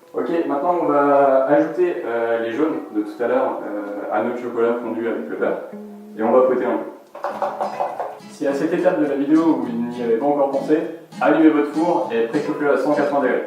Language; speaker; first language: French; native; French